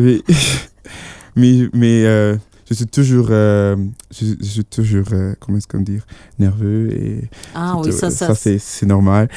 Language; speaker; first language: French; non-native, fluent; Yoruba